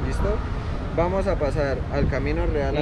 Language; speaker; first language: Spanish; native; Spanish